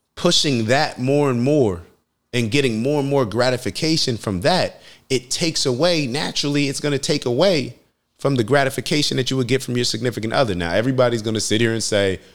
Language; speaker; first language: English; native; English